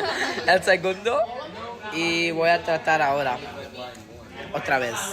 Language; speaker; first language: Spanish; non-native, learner; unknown